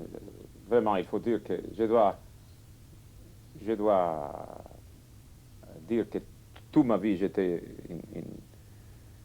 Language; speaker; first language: French; non-native, fluent; Catalan